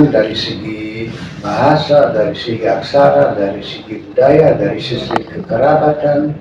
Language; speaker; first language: Indonesian; non-native, fluent; German